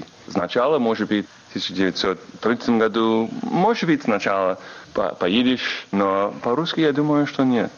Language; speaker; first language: Russian; non-native, learner; English